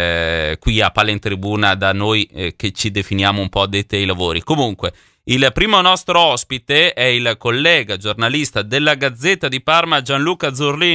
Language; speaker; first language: Italian; native; Italian